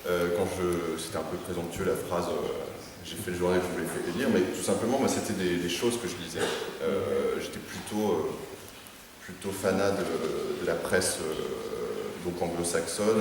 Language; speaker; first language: French; native; French